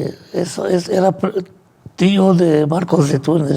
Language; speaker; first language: Spanish; non-native, fluent; Arabic